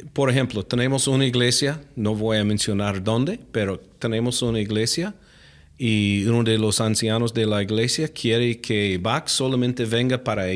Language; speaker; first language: Spanish; non-native, fluent; English